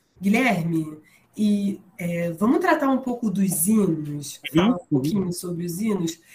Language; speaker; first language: Portuguese; native; Portuguese